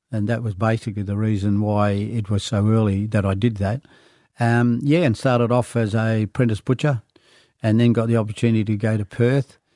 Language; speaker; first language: English; native; English